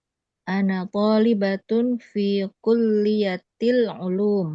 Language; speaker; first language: Arabic; non-native, learner; Indonesian